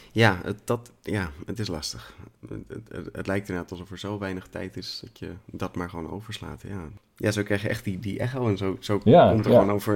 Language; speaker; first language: Dutch; native; Dutch